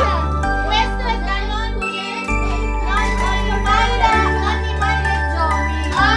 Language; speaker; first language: Italian; early bilingual, other home language; Filipino